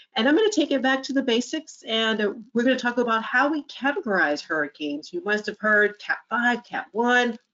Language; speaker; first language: English; native; English